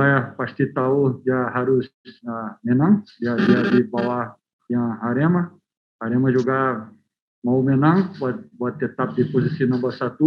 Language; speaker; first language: Indonesian; non-native, fluent; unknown